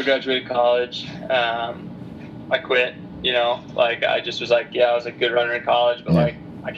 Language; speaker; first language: English; native; English